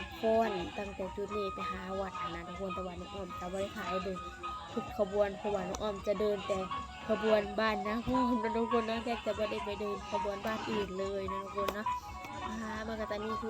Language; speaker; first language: Thai; non-native, local second language; Lao